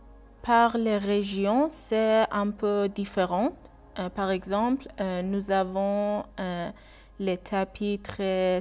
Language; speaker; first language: French; non-native, learner; Persian